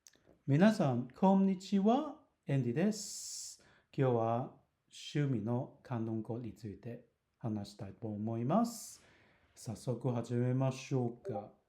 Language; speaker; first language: Japanese; non-native, fluent; Cantonese